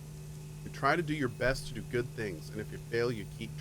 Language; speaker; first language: English; native; English